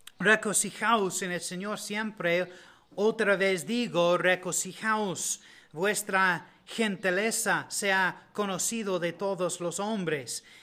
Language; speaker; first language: Spanish; non-native, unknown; English